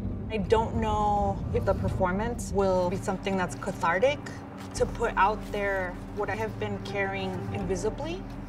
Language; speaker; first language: English; early bilingual, other home language; Spanish